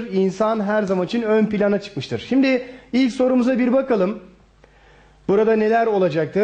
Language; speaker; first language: Turkish; native; Turkish